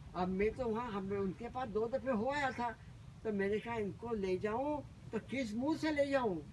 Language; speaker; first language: Hindi; non-native, local second language; Marathi